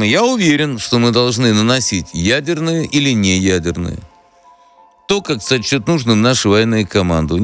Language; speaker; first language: Russian; native; Russian